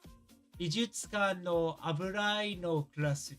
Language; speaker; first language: Japanese; non-native, learner; English